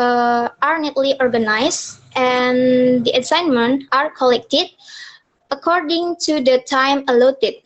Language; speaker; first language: English; non-native, learner; Indonesian